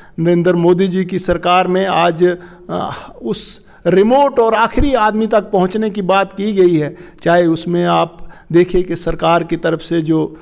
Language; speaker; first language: Hindi; non-native, local second language; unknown